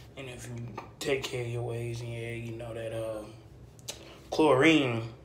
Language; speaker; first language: English; native; English